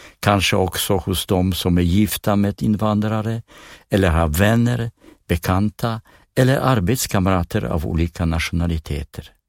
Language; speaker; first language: Swedish; non-native, fluent; Polish